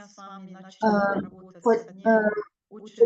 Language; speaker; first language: Russian; non-native, fluent; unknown